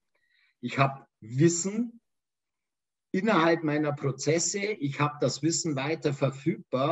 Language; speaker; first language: German; native; German